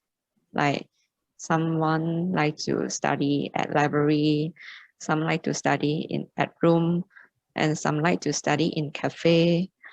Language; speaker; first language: English; non-native, local second language; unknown